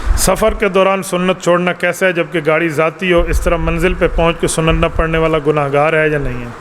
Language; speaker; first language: Urdu; non-native, local second language; Saraiki